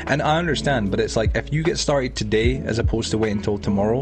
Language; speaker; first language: English; native; English